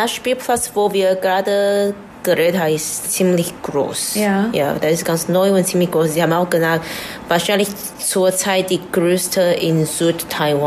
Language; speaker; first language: German; non-native, learner; Chinese